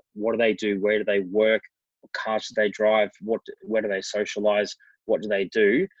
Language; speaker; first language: English; native; English